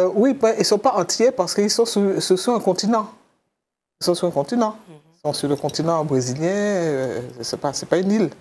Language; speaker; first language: French; native; French